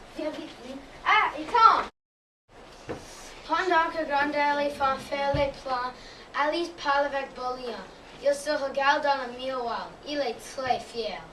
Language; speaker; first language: French; non-native, learner; English